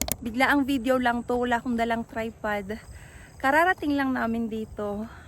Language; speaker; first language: Filipino; native; Filipino